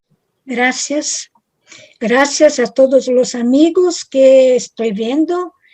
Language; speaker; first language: Spanish; non-native, fluent; Italian